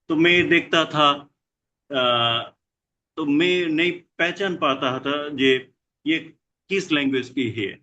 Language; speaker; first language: Hindi; non-native, learner; Bangla